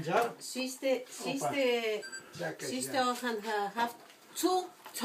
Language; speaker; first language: Danish; non-native, learner; Bulgarian